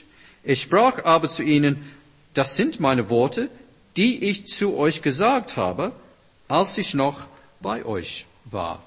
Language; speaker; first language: German; non-native, fluent; English